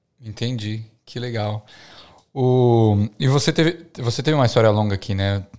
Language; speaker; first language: Portuguese; native; Portuguese